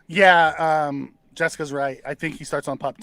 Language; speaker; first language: English; native; English